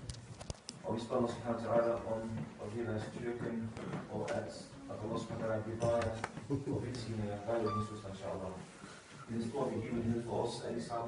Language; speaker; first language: Danish; non-native, fluent; Arabic